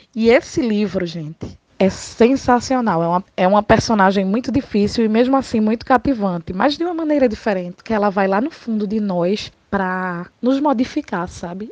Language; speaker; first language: Portuguese; native; Portuguese